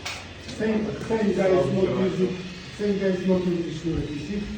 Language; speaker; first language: English; non-native, learner; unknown